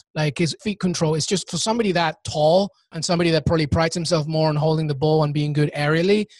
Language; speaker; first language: English; native; English